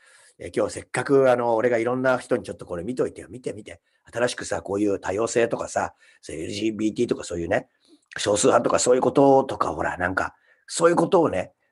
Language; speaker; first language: Japanese; native; Japanese